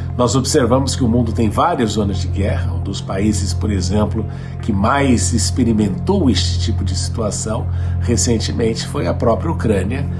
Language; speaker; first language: Portuguese; native; Portuguese